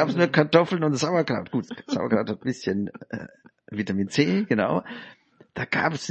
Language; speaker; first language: German; native; German